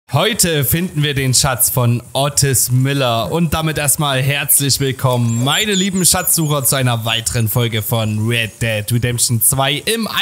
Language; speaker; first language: German; native; German